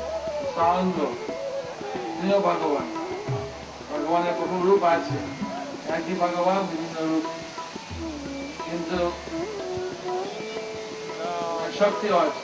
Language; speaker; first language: Bangla; non-native, fluent; English